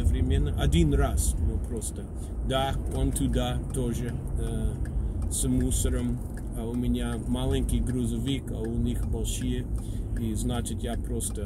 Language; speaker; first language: Russian; non-native, fluent; English